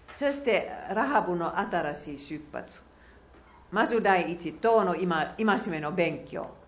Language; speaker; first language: Japanese; non-native, fluent; Finnish